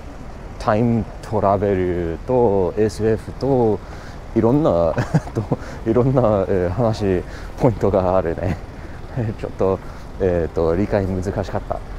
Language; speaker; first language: Japanese; non-native, learner; English